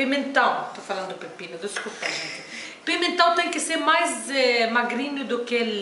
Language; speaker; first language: Portuguese; non-native, fluent; Arabic